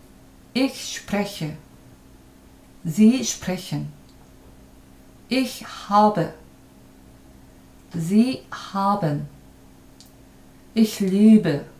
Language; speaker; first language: German; non-native, fluent; Korean